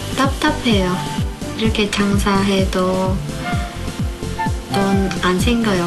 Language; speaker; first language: Korean; non-native, learner; Vietnamese